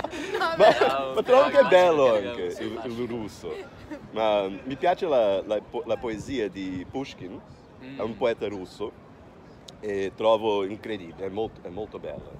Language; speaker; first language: Italian; non-native, learner; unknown